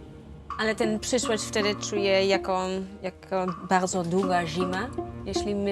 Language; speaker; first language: Polish; non-native, learner; Dutch